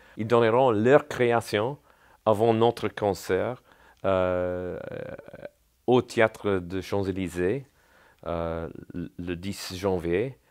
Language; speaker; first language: French; non-native, learner; English